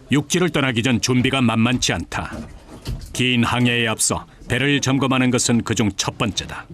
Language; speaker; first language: Korean; native; Korean